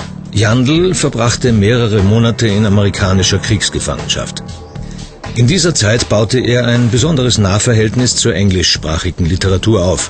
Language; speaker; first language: German; native; German